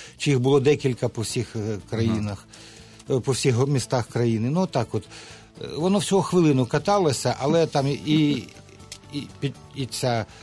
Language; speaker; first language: Ukrainian; native; Ukrainian